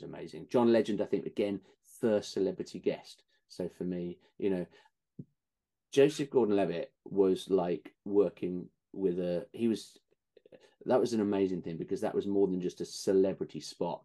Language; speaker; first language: English; native; English